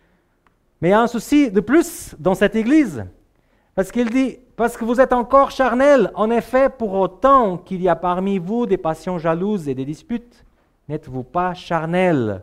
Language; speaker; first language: French; native; French